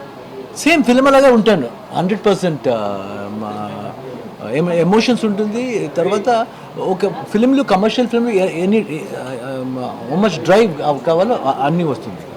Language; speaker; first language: Telugu; non-native, learner; Kannada